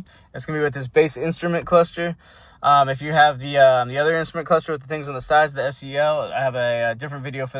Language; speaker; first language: English; native; English